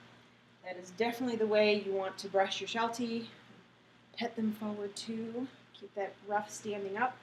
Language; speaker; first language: English; native; English